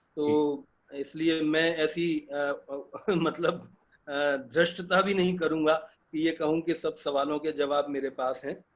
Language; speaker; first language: Hindi; native; Hindi